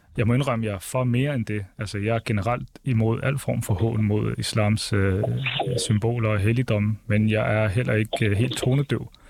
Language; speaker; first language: Danish; early bilingual, other home language; Arabic